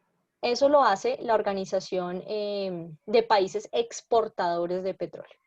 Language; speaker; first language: Spanish; native; Spanish